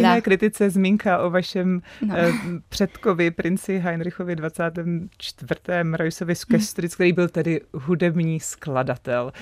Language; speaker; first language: Czech; native; Czech